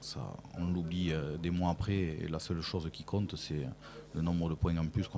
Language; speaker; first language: French; native; French